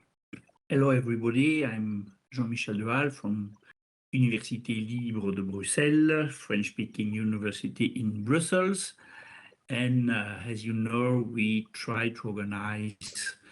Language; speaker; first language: English; non-native, fluent; French